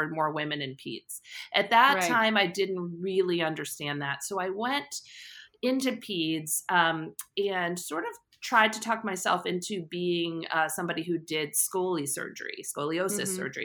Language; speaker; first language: English; native; English